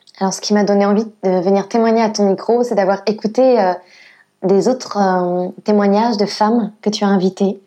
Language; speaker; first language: French; native; French